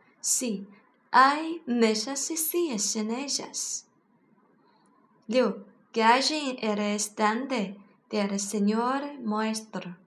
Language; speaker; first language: Spanish; non-native, learner; Chinese